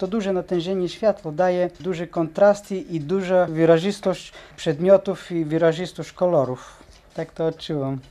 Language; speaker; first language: Polish; non-native, fluent; Bulgarian